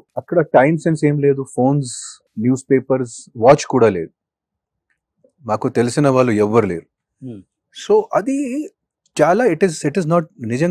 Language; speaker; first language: Telugu; non-native, fluent; Hindi